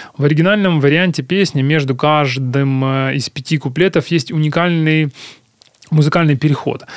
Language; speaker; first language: Russian; native; Russian